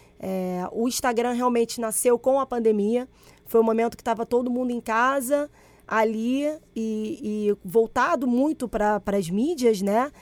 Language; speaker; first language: Portuguese; early bilingual, other home language; Spanish